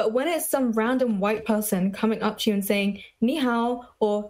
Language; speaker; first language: English; native; English